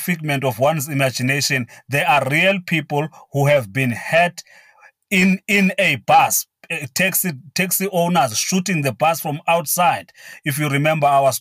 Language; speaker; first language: English; non-native, local second language; Xhosa